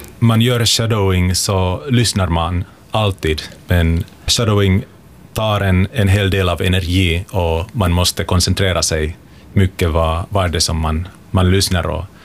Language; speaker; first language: Swedish; non-native, local second language; Finnish